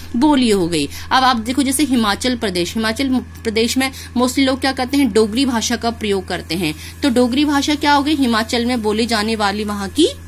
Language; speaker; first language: Hindi; native; Hindi